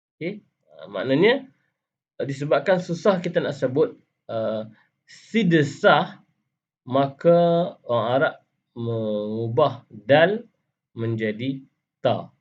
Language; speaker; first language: Malay; native; Malay